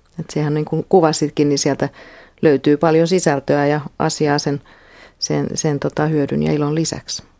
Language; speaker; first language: Finnish; native; Finnish